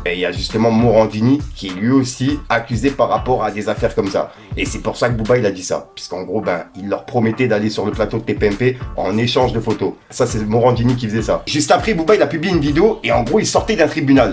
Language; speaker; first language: French; native; French